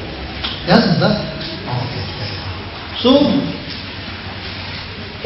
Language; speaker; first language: Russian; non-native, learner; Tibetan